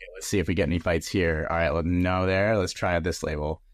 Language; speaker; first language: English; native; English